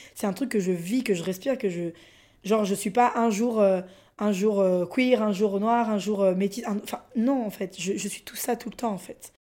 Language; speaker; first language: French; non-native, local second language; Lingala